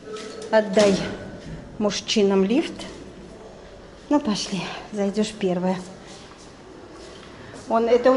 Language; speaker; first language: Russian; native; Russian